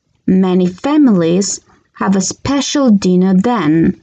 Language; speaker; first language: English; non-native, fluent; Georgian